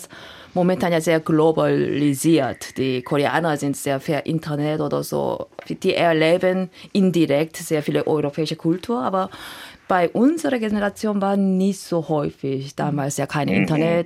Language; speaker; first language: German; non-native, fluent; Korean